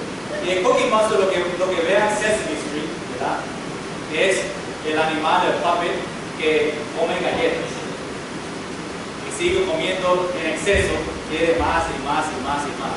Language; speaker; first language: Spanish; non-native, fluent; English